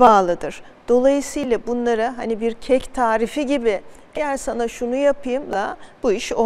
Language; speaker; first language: Turkish; native; Turkish